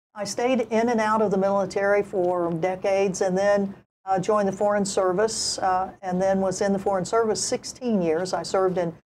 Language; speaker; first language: English; native; English